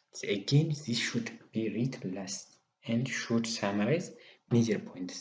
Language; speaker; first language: English; non-native, local second language; Amharic